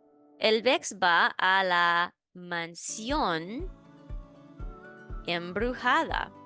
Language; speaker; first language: Spanish; non-native, fluent; English